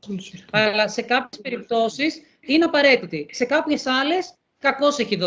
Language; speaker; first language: Greek; native; Greek